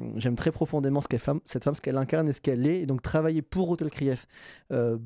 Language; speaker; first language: French; native; French